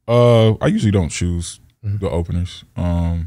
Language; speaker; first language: English; native; English